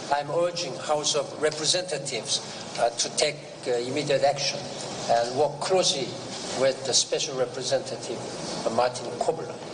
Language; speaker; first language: English; non-native, fluent; Korean